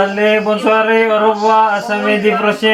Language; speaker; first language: French; non-native, learner; Filipino